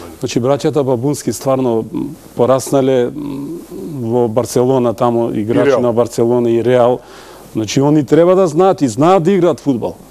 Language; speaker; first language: Macedonian; non-native, local second language; Albanian